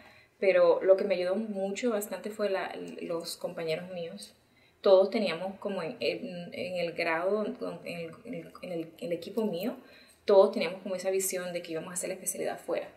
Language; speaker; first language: Spanish; early bilingual, heritage; Spanish